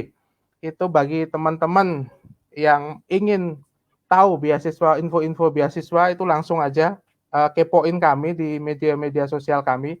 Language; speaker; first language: Indonesian; native; Indonesian